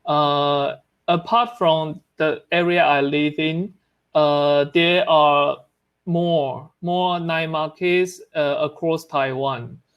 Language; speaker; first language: English; non-native, learner; Chinese